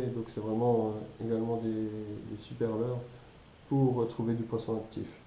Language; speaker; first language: French; native; French